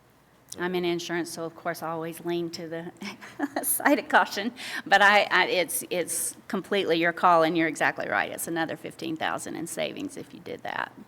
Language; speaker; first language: English; native; English